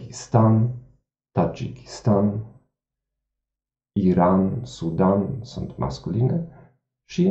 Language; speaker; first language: Romanian; non-native, fluent; German